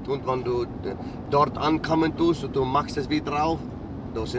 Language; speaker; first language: German; early bilingual, heritage; English